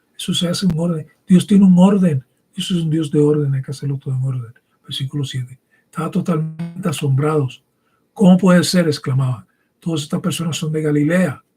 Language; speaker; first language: Spanish; early bilingual, heritage; Spanish